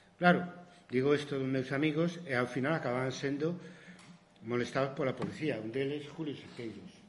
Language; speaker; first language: Galician; non-native, local second language; Spanish